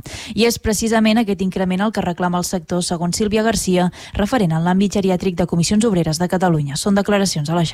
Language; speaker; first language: Catalan; native; Catalan